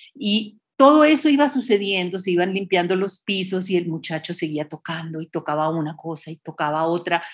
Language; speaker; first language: Spanish; native; Spanish